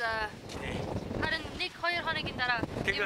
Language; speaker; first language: Mongolian; non-native, fluent; English